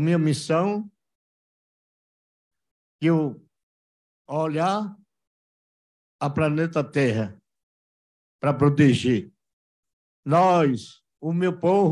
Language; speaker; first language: Portuguese; non-native, local second language; Yanomámi